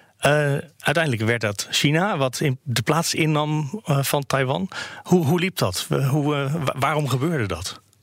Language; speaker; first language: Dutch; native; Dutch